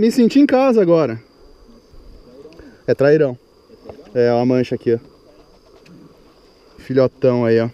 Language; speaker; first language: Portuguese; native; Portuguese